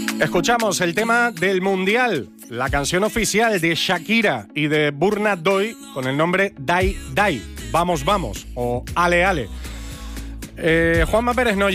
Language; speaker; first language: Spanish; native; Spanish